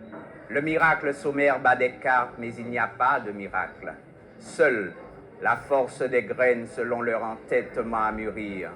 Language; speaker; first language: French; native; French